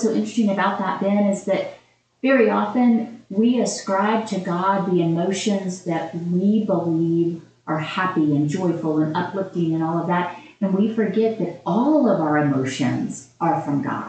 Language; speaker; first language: English; native; English